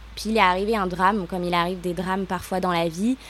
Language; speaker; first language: French; native; French